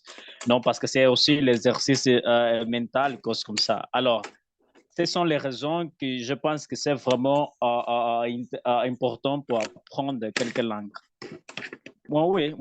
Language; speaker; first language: French; non-native, learner; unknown